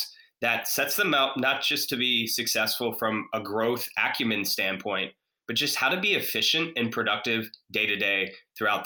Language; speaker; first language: English; native; English